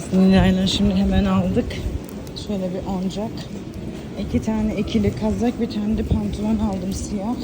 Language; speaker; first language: Turkish; early bilingual, heritage; Turkish